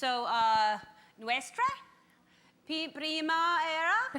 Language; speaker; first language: Spanish; non-native, learner; English